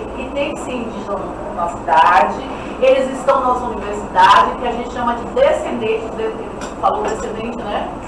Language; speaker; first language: Portuguese; non-native, local second language; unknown